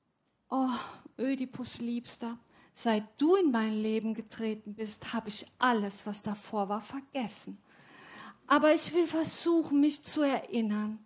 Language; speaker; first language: German; native; German